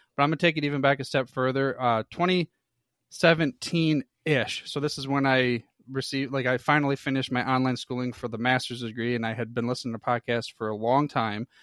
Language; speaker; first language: English; native; English